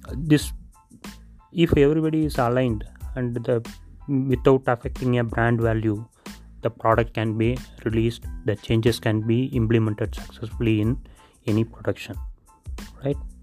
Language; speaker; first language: English; non-native, local second language; Tamil